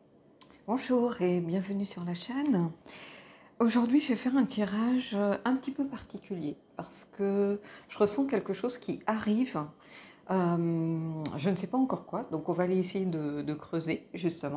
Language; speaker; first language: French; native; French